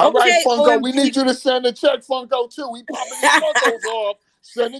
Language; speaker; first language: English; native; English